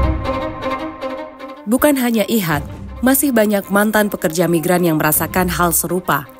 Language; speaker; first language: Indonesian; native; Indonesian